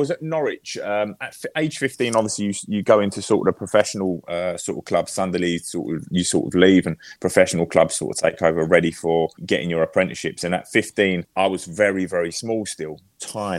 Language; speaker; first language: English; native; English